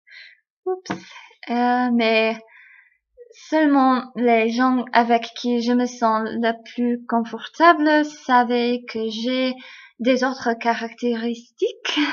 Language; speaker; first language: French; non-native, learner; English